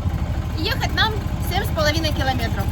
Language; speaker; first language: Russian; native; Russian